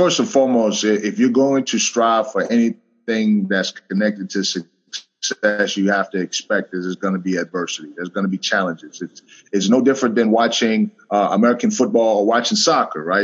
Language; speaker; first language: English; native; English